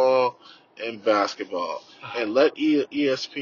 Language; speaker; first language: English; native; English